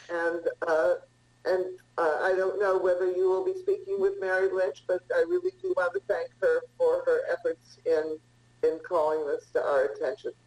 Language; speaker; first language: English; early bilingual, other home language; Italian